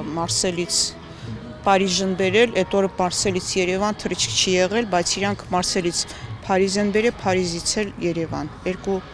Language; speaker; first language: Armenian; native; Armenian